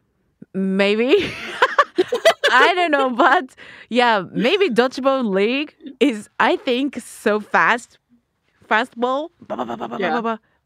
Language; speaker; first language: English; non-native, learner; Japanese